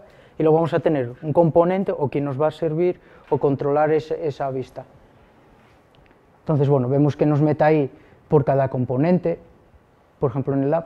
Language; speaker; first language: Spanish; native; Spanish